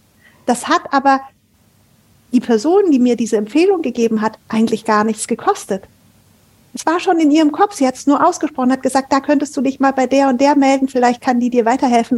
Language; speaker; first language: German; native; German